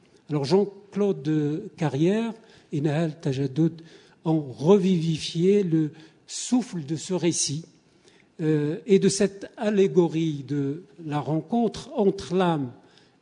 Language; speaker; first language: French; native; French